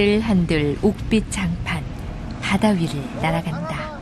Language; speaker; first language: Korean; native; Korean